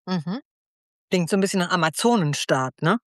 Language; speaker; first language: German; native; German